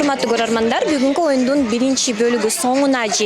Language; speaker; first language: Kyrgyz; native; Kyrgyz